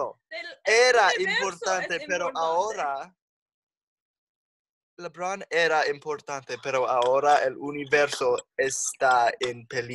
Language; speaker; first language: Spanish; non-native, learner; English